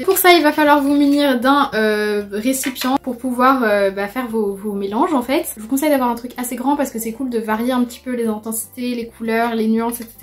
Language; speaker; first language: French; native; French